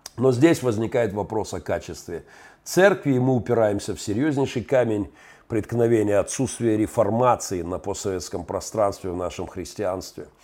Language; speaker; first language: Russian; native; Russian